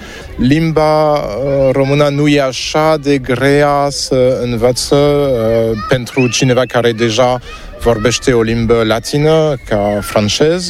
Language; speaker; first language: Romanian; non-native, fluent; French